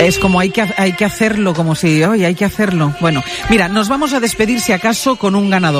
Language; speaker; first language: Spanish; native; Spanish